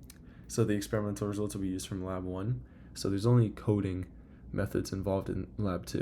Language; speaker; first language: English; native; English